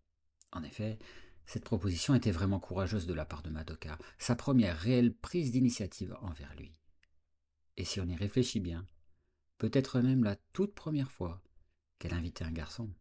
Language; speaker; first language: French; native; French